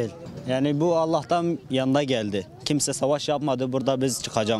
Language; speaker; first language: Turkish; non-native, learner; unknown